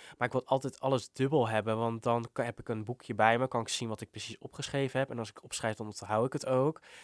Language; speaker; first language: Dutch; native; Dutch